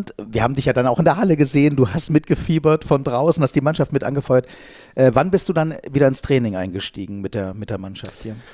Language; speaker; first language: German; native; German